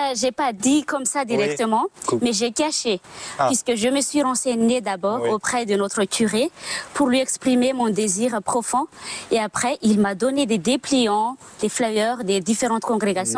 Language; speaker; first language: French; non-native, local second language; Malagasy